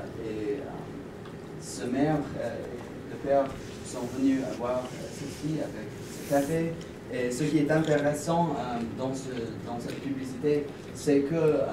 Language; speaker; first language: French; non-native, learner; English